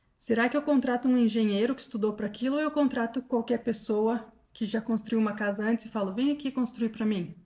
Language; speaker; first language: Portuguese; native; Portuguese